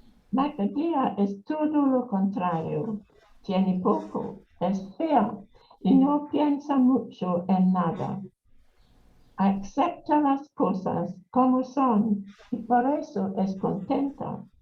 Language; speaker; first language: Spanish; non-native, learner; English